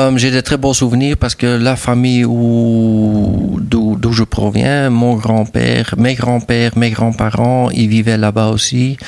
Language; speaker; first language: French; non-native, local second language; Dutch